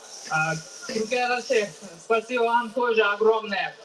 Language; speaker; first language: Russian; non-native, fluent; Uzbek